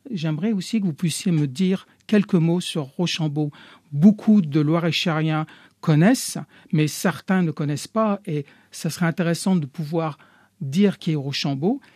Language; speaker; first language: French; native; French